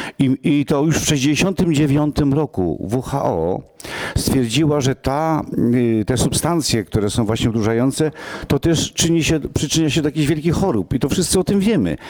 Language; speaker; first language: Polish; non-native, local second language; Romany